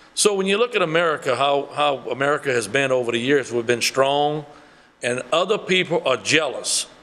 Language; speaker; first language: English; early bilingual, other home language; French